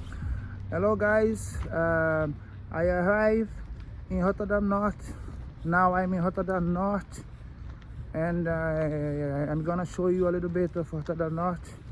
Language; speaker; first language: English; non-native, learner; Portuguese